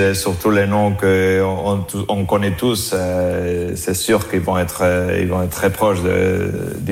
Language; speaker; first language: French; non-native, fluent; Spanish